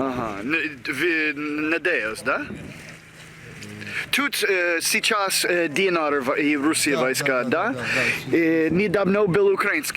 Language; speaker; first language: Russian; non-native, learner; English